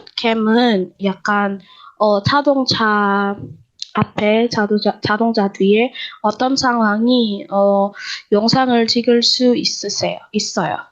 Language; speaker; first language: Korean; non-native, learner; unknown